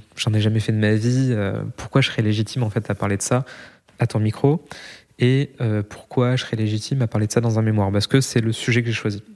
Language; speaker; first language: French; native; French